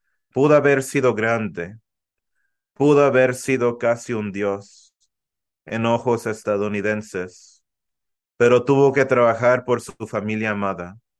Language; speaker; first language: Spanish; early bilingual, heritage; Spanish